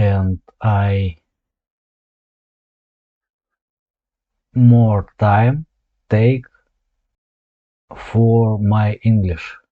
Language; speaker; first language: English; non-native, learner; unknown